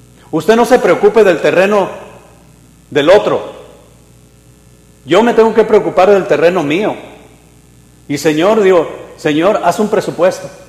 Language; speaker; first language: Spanish; native; Spanish